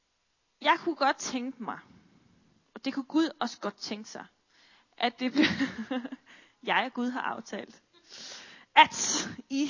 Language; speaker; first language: Danish; native; Danish